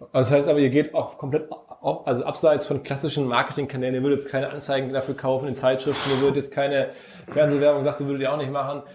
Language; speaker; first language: German; native; German